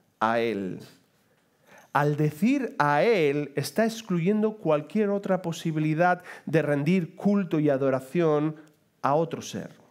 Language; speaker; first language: Spanish; native; Spanish